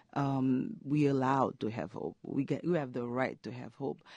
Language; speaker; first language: English; non-native, fluent; Haitian Creole